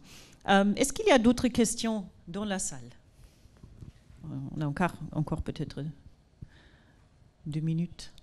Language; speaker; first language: French; non-native, fluent; German